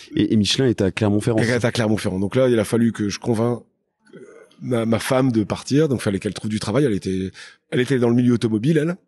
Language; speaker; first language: French; native; French